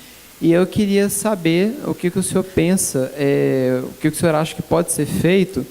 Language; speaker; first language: Portuguese; native; Portuguese